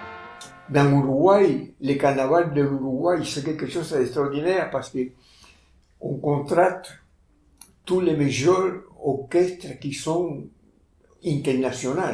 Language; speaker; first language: French; non-native, fluent; Spanish